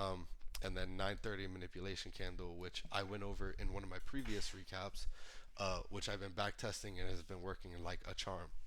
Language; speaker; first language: English; native; English